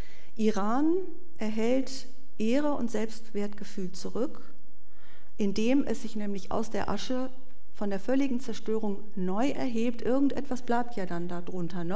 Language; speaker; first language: German; native; German